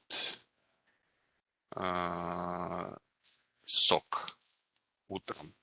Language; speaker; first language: Russian; non-native, fluent; English